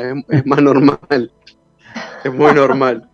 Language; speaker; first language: Spanish; native; Spanish